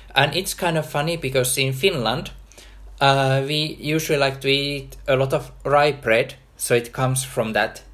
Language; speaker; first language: English; non-native, fluent; Finnish